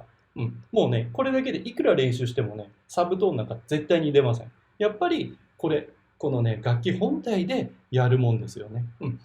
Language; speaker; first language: Japanese; native; Japanese